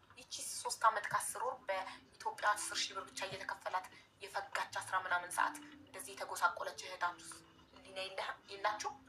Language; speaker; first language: Amharic; native; Amharic